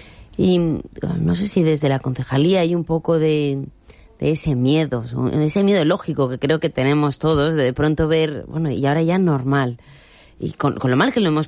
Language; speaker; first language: Spanish; native; Spanish